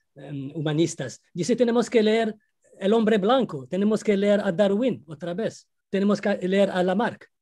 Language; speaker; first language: Spanish; non-native, fluent; Arabic